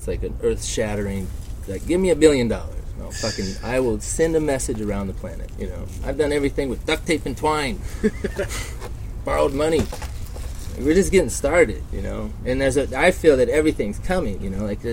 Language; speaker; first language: English; native; English